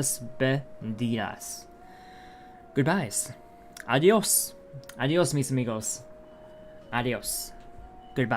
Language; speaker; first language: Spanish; non-native, learner; English